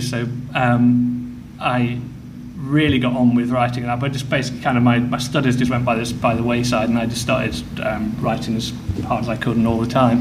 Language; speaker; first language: English; native; English